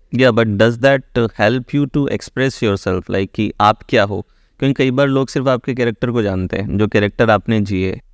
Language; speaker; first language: Hindi; native; Hindi